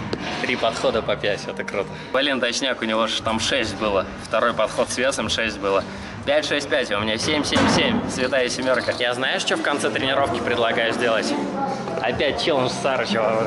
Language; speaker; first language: Russian; native; Russian